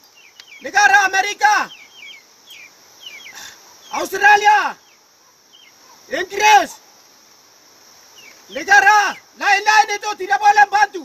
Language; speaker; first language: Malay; non-native, local second language; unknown